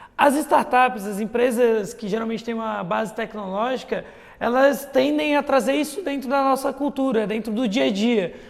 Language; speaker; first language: Portuguese; native; Portuguese